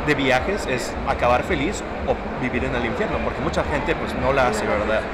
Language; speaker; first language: Spanish; early bilingual, heritage; Spanish